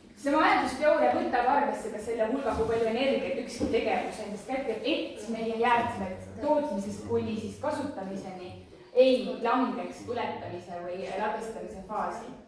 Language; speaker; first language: Estonian; native; Estonian